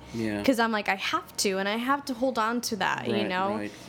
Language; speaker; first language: English; native; English